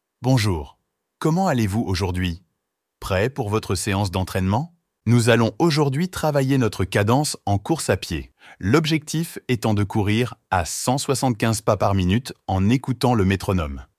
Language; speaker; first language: French; native; French